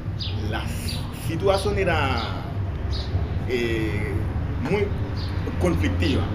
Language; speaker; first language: Spanish; non-native, fluent; Haitian Creole